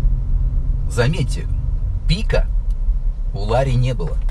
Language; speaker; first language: Russian; native; Russian